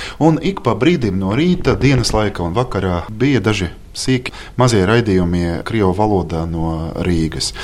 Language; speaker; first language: Latvian; non-native, local second language; Russian